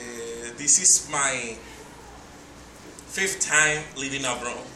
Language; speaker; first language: English; non-native, fluent; Spanish